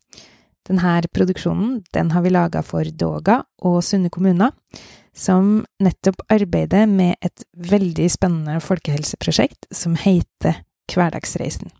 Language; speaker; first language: Norwegian; native; Norwegian